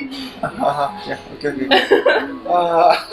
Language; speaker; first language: Chinese; non-native, fluent; Japanese